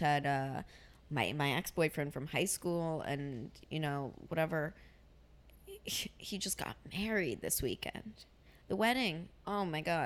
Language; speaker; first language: English; native; English